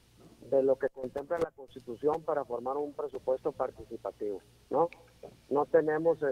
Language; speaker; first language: Spanish; native; Spanish